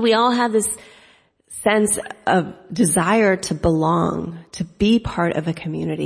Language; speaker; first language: English; native; English